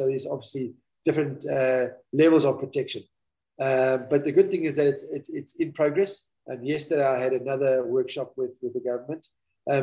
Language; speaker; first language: English; native; English